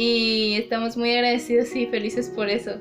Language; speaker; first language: Spanish; native; Spanish